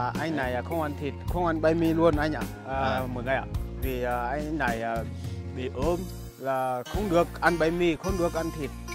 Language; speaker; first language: Vietnamese; non-native, learner; Portuguese